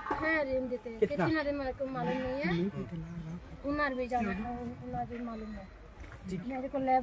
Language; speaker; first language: Hindi; non-native, learner; Rohingya